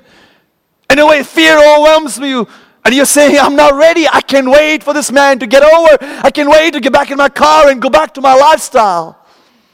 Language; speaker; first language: English; non-native, local second language; Malayalam